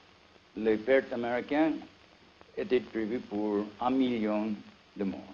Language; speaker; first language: French; non-native, fluent; English